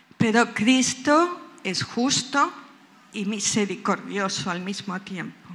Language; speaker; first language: Spanish; native; Spanish